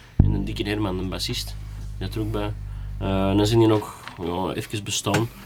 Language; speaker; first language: Dutch; native; Dutch